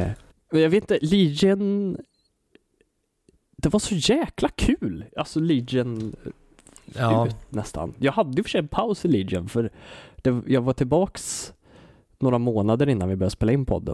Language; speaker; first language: Swedish; native; Swedish